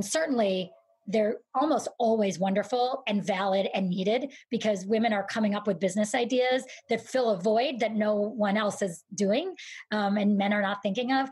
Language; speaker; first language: English; native; English